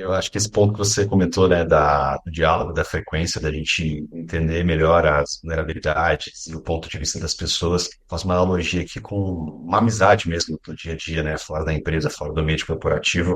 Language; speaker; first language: Portuguese; native; Portuguese